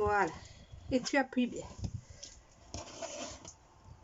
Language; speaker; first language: French; native; French